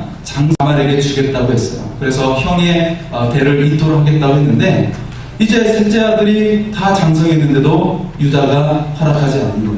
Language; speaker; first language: Korean; native; Korean